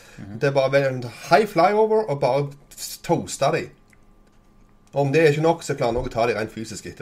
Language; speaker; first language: Norwegian; native; Norwegian